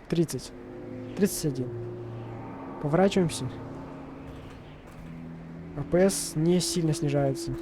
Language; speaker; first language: Russian; native; Russian